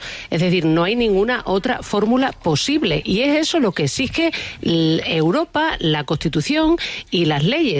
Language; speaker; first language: Spanish; native; Spanish